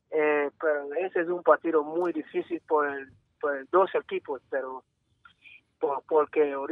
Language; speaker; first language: Spanish; non-native, learner; English